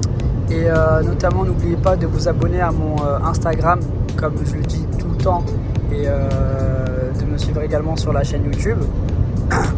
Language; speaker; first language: French; native; French